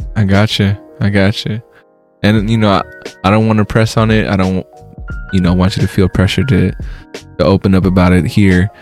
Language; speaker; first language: English; native; English